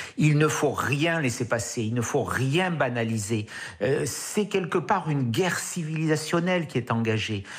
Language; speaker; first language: French; native; French